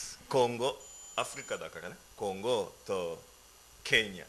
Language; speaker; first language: Japanese; non-native, learner; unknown